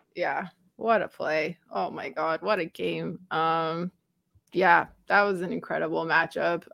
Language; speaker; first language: English; non-native, fluent; Romanian